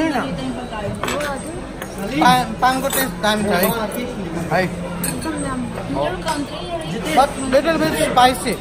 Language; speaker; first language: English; non-native, learner; Nepali